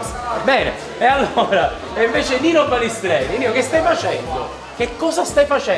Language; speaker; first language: Italian; native; Italian